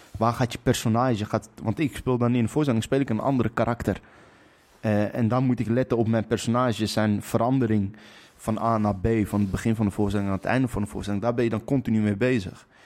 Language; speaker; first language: Dutch; native; Dutch